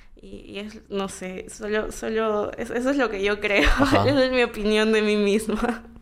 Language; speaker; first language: Spanish; native; Spanish